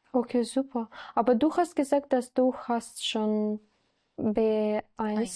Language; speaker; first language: German; non-native, learner; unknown